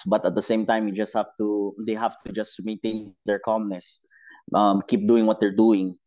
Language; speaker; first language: English; non-native, local second language; Cebuano